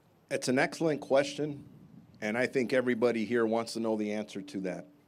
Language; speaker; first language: English; early bilingual, other home language; Spanish